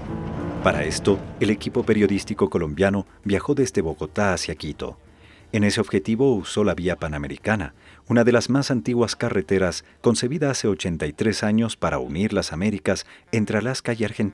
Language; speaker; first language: Spanish; native; Spanish